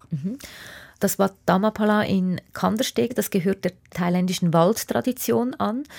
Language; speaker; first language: German; native; German